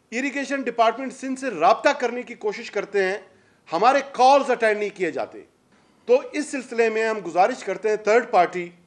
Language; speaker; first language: Urdu; non-native, local second language; Baluchi